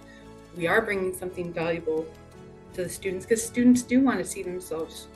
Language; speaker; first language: English; native; English